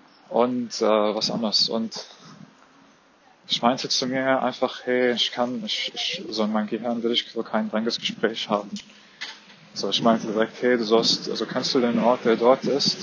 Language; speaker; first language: German; non-native, fluent; Arabic